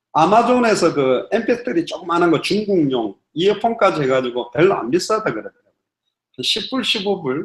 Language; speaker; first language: Korean; native; Korean